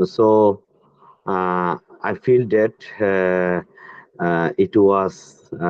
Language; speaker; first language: English; non-native, learner; Bangla